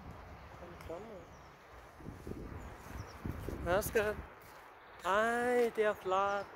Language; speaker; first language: Danish; non-native, learner; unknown